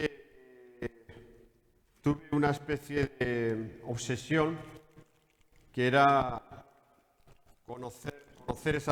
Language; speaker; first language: Spanish; native; Spanish